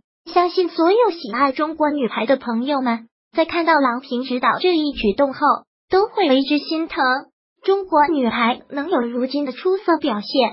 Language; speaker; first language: Chinese; native; Chinese